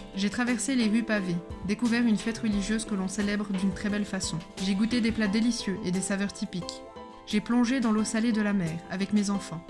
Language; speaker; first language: French; early bilingual, other home language; Hebrew